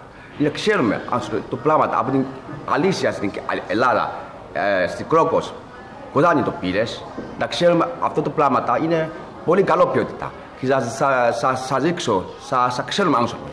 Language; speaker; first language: Greek; non-native, learner; Chinese